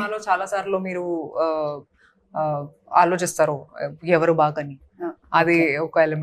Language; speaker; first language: Telugu; non-native, fluent; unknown